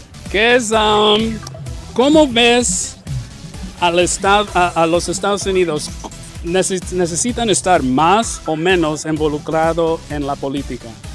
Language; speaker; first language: Spanish; early bilingual, heritage; Spanish